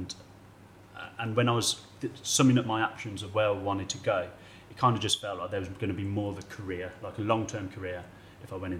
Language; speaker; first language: English; native; English